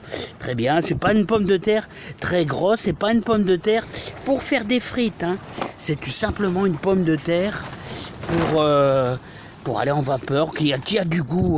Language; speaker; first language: French; native; French